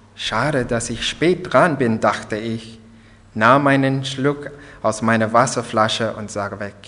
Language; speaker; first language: German; non-native, learner; English